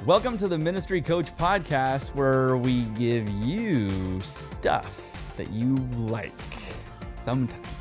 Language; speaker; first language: English; native; English